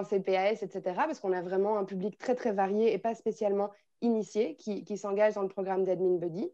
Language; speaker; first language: French; native; French